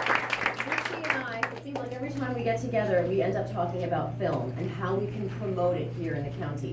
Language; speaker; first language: English; native; English